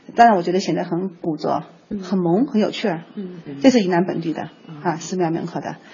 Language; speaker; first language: Chinese; native; Chinese